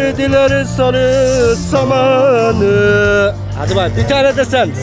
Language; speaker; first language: Turkish; native; Turkish